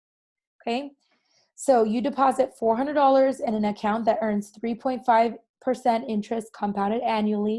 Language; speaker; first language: English; native; English